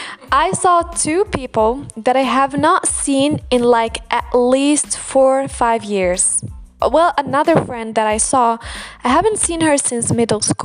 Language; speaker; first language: English; non-native, fluent; Arabic